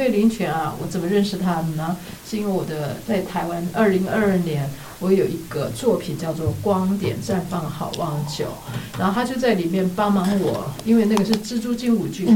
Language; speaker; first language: German; non-native, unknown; Chinese